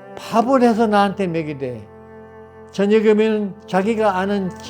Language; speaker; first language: Korean; native; Korean